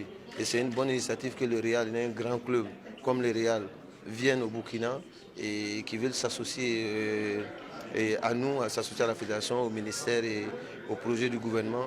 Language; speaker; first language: French; native; French